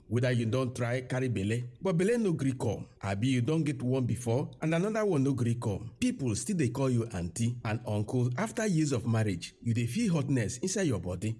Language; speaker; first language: Nigerian Pidgin; non-native, local second language; Yoruba